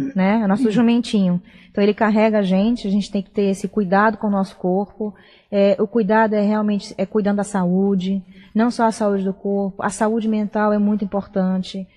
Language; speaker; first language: Portuguese; native; Portuguese